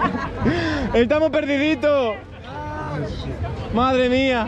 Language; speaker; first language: Spanish; non-native, learner; Greek